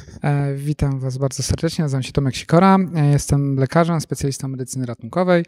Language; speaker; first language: Polish; native; Polish